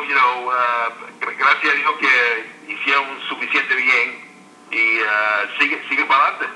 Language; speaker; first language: Spanish; early bilingual, heritage; English